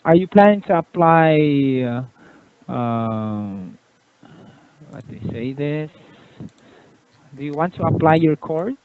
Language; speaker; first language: English; non-native, local second language; Filipino